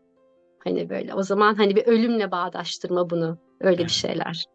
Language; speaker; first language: Turkish; native; Turkish